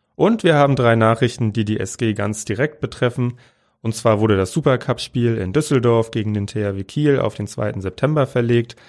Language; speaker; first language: German; native; German